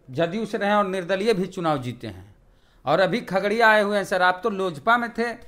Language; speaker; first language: Hindi; native; Hindi